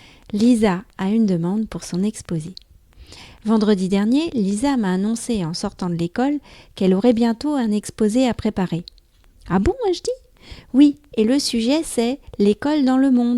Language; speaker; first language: French; native; French